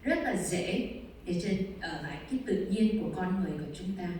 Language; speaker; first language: Vietnamese; early bilingual, heritage; Vietnamese